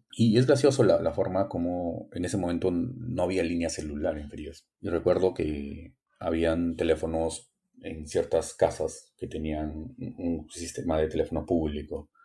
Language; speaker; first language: Spanish; native; Spanish